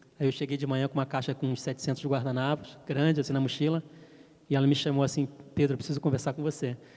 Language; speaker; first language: Portuguese; early bilingual, heritage; French